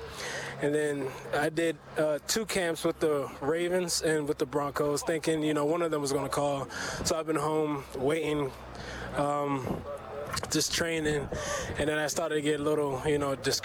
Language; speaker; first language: English; native; English